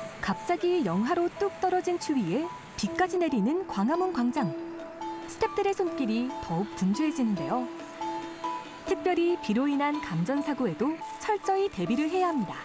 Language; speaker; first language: Korean; native; Korean